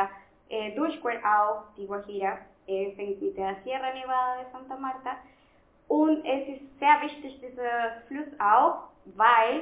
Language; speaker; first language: German; non-native, fluent; Spanish